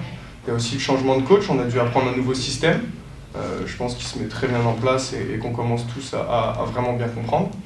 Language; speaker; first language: French; native; French